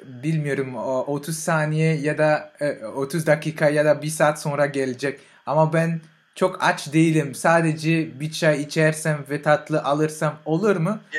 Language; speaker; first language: Turkish; non-native, fluent; French